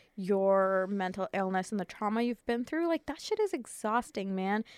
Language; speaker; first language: English; early bilingual, other home language; Urdu